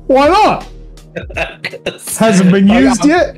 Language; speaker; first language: English; native; English